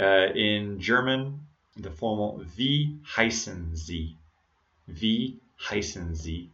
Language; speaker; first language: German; non-native, learner; English